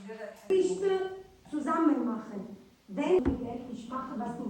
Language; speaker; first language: German; non-native, learner; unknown